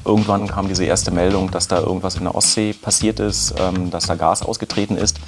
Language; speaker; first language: German; native; German